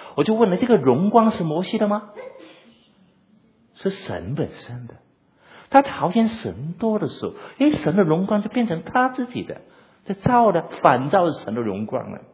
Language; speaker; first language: Chinese; non-native, local second language; Cantonese